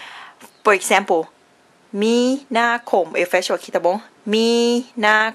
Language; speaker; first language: Portuguese; non-native, learner; Thai